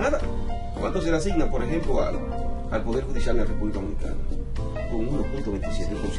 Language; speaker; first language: Spanish; native; Spanish